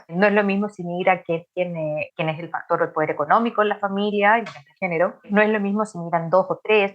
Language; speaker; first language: Spanish; native; Spanish